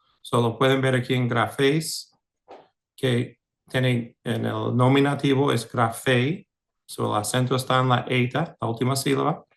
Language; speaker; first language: Spanish; non-native, fluent; English